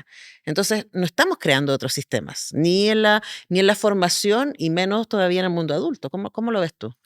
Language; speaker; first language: Spanish; native; Spanish